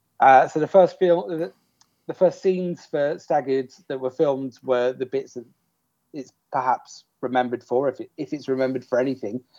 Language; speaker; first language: English; native; English